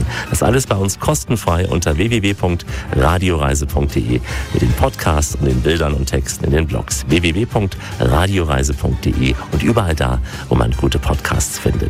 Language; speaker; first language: German; native; German